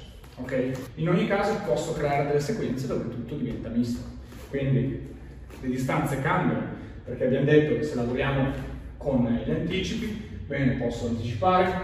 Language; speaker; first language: Italian; native; Italian